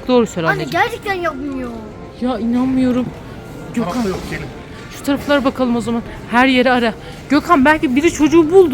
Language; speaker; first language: Turkish; native; Turkish